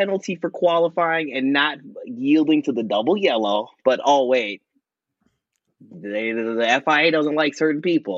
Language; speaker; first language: English; native; English